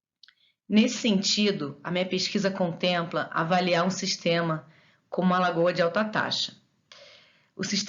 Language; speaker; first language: Portuguese; native; Portuguese